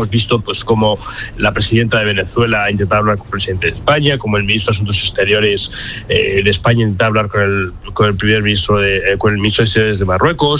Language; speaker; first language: Spanish; native; Spanish